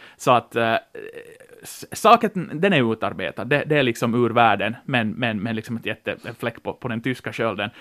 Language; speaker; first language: Swedish; native; Swedish